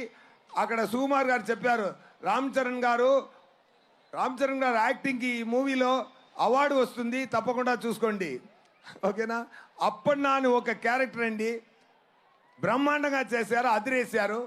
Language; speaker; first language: Telugu; non-native, learner; Tamil